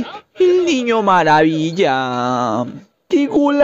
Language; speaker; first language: Spanish; native; Spanish